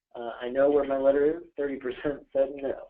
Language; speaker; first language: English; native; English